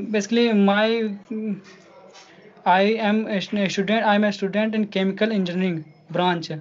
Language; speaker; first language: English; non-native, learner; Hindi